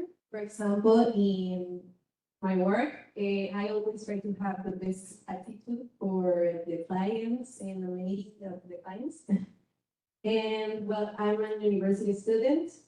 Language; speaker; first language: English; non-native, learner; Spanish